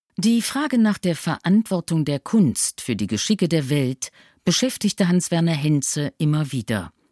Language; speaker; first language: German; native; German